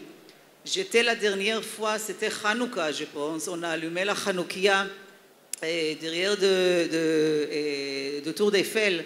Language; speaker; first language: French; non-native, fluent; Hebrew